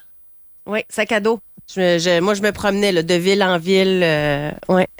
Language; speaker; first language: French; native; French